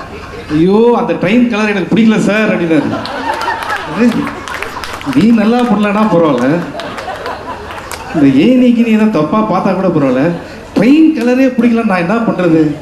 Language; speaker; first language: Tamil; native; Tamil